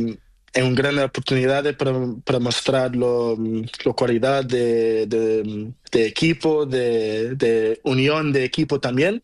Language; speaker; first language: Spanish; non-native, learner; Portuguese